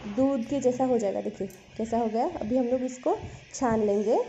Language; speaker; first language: Hindi; non-native, local second language; Odia